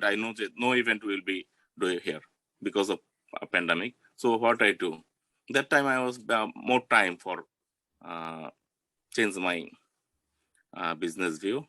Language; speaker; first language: English; non-native, learner; Bangla